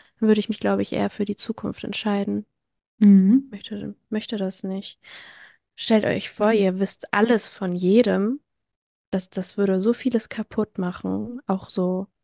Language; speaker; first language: German; early bilingual, other home language; French